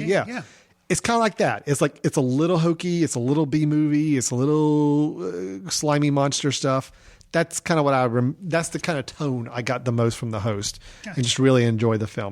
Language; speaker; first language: English; native; English